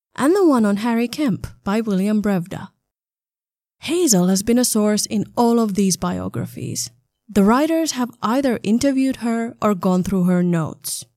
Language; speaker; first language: English; non-native, fluent; Finnish